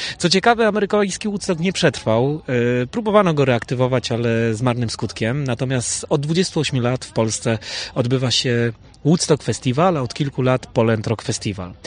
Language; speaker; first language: Polish; native; Polish